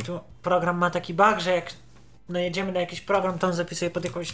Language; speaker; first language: Polish; native; Polish